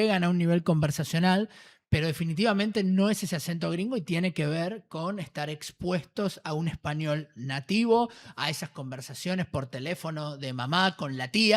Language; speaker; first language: Spanish; native; Spanish